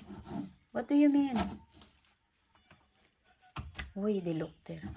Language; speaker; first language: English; non-native, local second language; Filipino